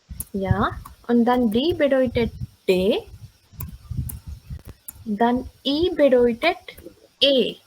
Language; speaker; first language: German; non-native, fluent; Hindi